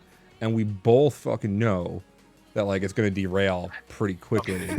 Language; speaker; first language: English; native; English